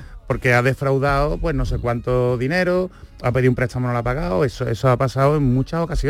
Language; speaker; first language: Spanish; native; Spanish